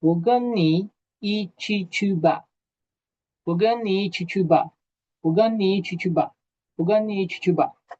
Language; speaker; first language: Chinese; non-native, fluent; Spanish